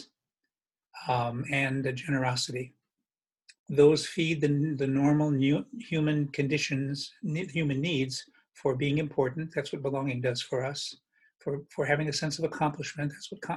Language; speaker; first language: English; native; English